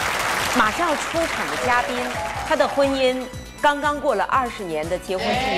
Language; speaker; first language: Chinese; native; Chinese